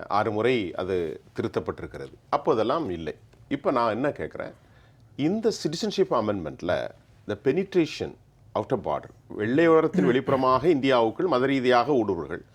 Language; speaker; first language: Tamil; native; Tamil